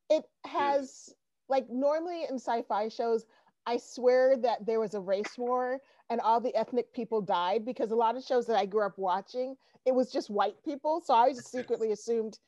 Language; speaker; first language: English; native; English